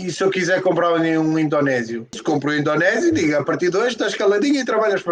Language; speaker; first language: Portuguese; native; Portuguese